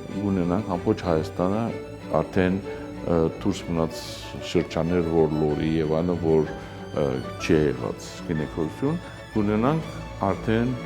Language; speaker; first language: Armenian; early bilingual, heritage; Armenian